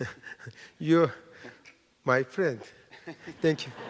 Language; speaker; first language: English; non-native, learner; Korean